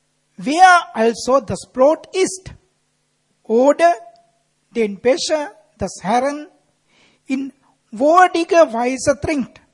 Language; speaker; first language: German; non-native, fluent; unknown